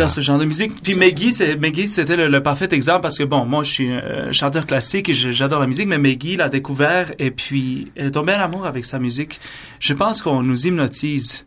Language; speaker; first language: French; early bilingual, other home language; Romanian